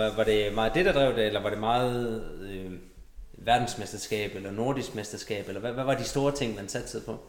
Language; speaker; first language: Danish; native; Danish